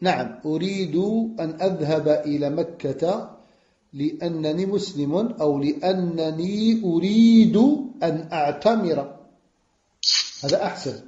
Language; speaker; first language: Arabic; non-native, fluent; French